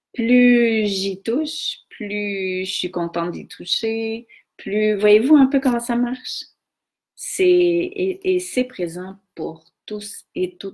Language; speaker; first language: French; native; French